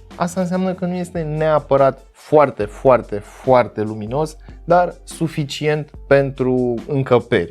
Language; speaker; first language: Romanian; native; Romanian